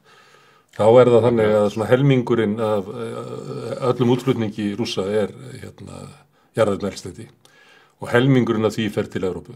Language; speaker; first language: Icelandic; native; Icelandic